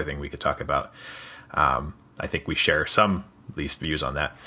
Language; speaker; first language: English; native; English